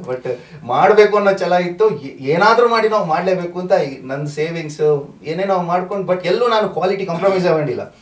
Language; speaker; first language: Kannada; non-native, local second language; Tulu